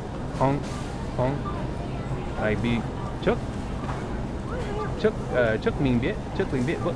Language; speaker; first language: Vietnamese; non-native, learner; English